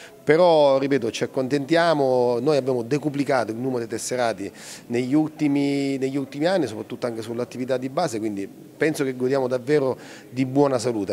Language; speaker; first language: Italian; native; Italian